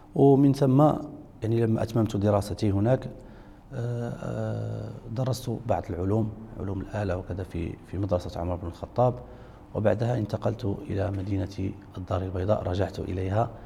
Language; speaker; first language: Arabic; native; Arabic